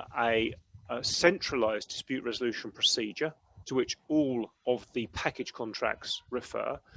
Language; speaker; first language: English; native; English